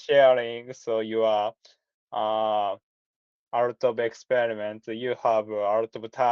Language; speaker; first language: English; non-native, learner; Japanese